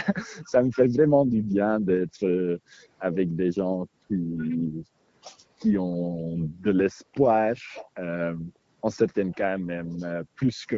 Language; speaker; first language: French; non-native, local second language; Dutch